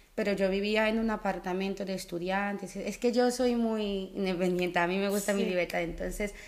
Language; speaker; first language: Spanish; early bilingual, other home language; Dutch